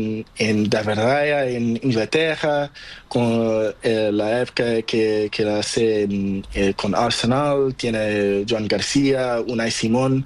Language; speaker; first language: Spanish; non-native, learner; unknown